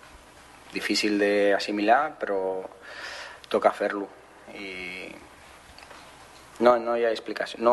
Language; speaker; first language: Catalan; non-native, fluent; Spanish